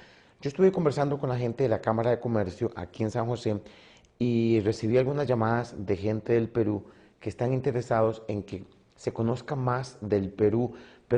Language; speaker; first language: Spanish; native; Spanish